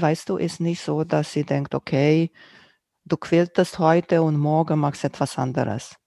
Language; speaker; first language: German; non-native, fluent; Romanian